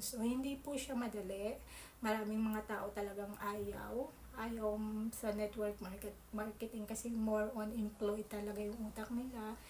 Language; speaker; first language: Filipino; native; Filipino